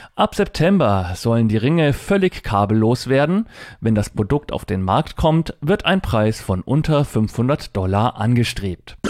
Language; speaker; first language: German; native; German